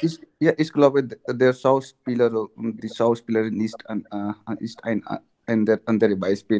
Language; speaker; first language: German; non-native, learner; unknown